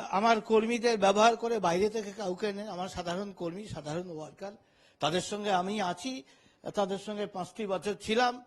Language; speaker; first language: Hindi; non-native, local second language; Bangla